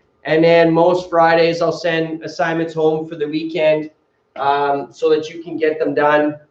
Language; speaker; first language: English; native; English